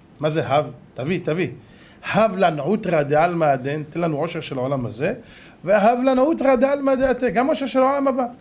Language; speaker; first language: Hebrew; native; Hebrew